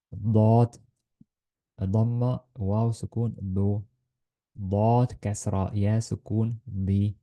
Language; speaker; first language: Arabic; non-native, fluent; Estonian